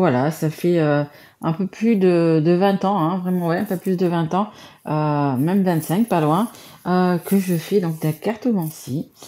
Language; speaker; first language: French; native; French